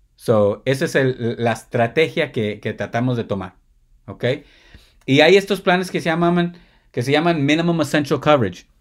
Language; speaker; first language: Spanish; early bilingual, heritage; Spanish